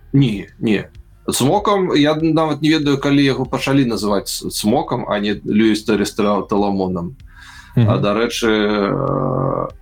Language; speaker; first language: Belarusian; native; Belarusian